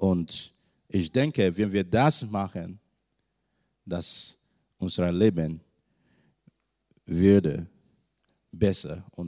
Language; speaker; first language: German; non-native, learner; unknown